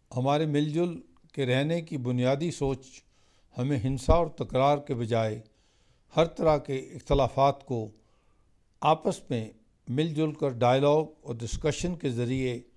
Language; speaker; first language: Hindi; non-native, local second language; Punjabi